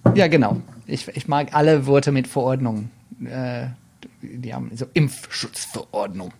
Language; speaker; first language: German; non-native, fluent; English